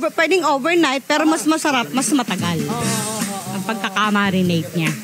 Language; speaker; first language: Filipino; non-native, local second language; Bikol